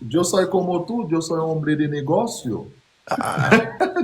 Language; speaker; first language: Spanish; non-native, learner; Haitian Creole